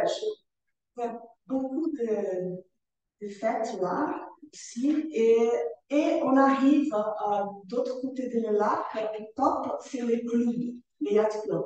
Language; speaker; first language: French; non-native, learner; Portuguese